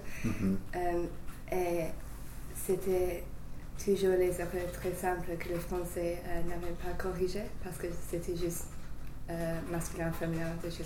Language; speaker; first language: French; non-native, fluent; English